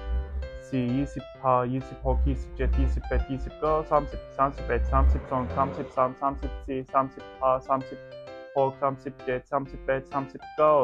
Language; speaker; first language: Thai; non-native, learner; Turkish